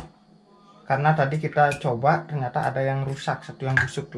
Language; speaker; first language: Indonesian; native; Indonesian